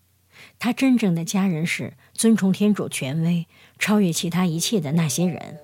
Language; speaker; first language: Chinese; native; Chinese